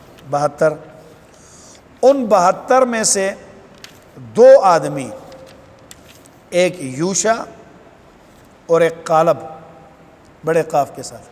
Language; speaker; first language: Urdu; native; Urdu